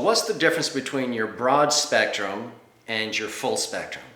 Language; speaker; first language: English; native; English